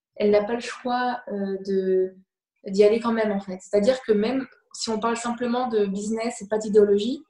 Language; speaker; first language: French; native; French